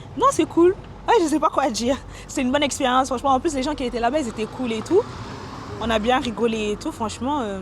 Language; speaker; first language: French; native; French